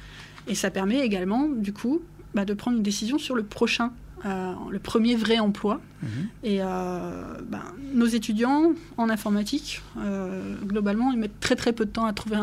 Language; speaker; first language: French; native; French